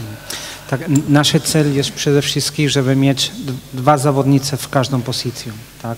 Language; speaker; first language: Polish; non-native, learner; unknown